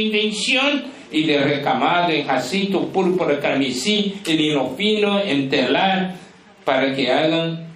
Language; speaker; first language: Spanish; non-native, fluent; Portuguese